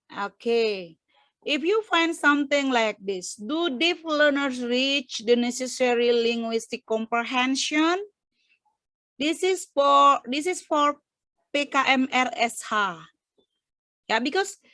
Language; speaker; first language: English; non-native, fluent; Indonesian